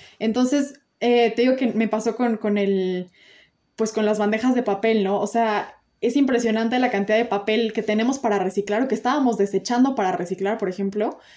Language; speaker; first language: Spanish; native; Spanish